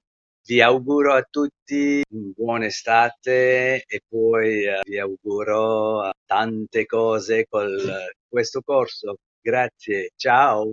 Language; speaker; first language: Italian; non-native, learner; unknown